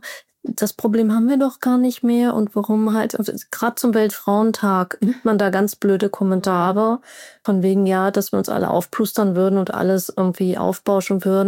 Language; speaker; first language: German; native; German